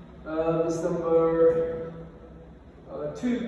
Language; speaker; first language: English; non-native, learner; Korean